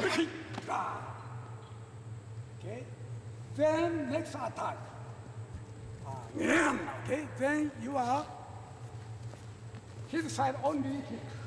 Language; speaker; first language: English; non-native, learner; Japanese